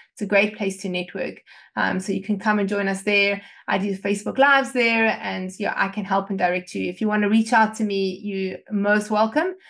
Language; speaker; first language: English; native; English